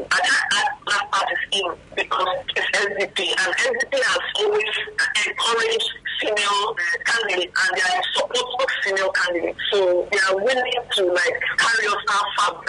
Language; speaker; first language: English; non-native, local second language; Ibibio